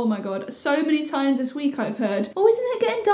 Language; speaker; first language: English; native; English